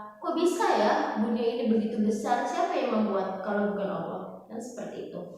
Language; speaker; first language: Indonesian; native; Indonesian